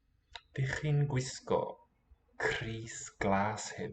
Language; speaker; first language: Welsh; non-native, learner; English